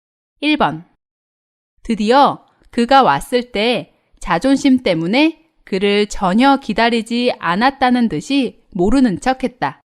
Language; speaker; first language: Korean; native; Korean